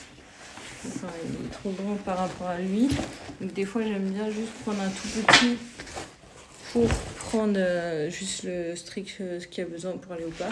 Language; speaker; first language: French; native; French